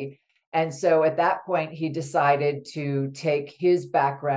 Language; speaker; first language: English; native; English